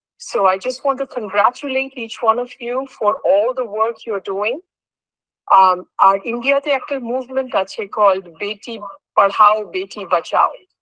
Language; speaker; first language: English; non-native, local second language; Bangla